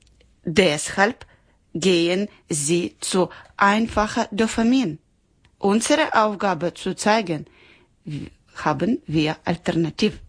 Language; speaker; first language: German; non-native, learner; Ukrainian